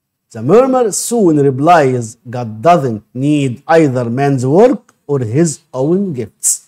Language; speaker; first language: English; non-native, fluent; Arabic